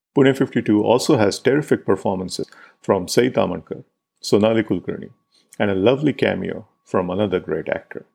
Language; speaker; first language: English; non-native, local second language; Marathi